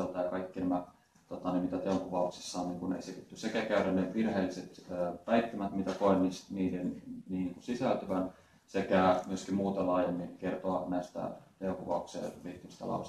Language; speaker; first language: Finnish; native; Finnish